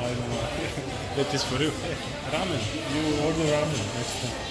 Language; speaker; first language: English; non-native, learner; Serbian